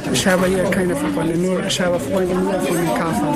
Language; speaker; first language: German; non-native, learner; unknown